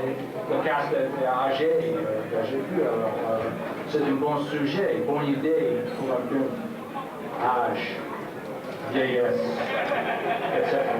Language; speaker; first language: French; non-native, learner; English